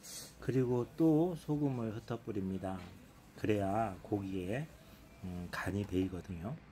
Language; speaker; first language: Korean; native; Korean